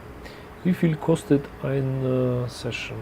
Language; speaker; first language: German; non-native, learner; Russian